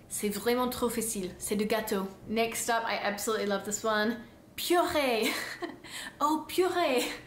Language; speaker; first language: French; non-native, fluent; English